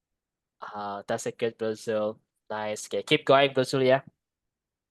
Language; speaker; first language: English; non-native, fluent; Indonesian